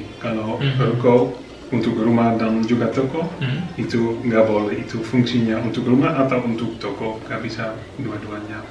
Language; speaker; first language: Indonesian; non-native, fluent; Dutch